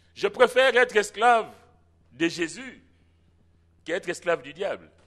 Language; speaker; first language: French; non-native, local second language; Lingala